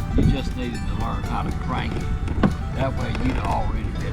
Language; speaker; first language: English; native; English